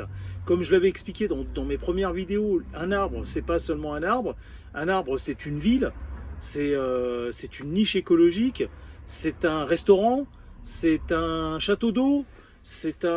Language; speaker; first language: French; native; French